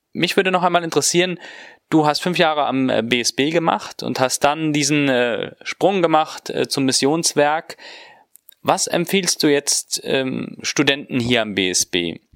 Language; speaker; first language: German; early bilingual, heritage; German